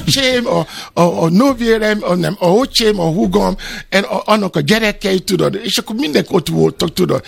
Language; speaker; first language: Hungarian; non-native, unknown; Yoruba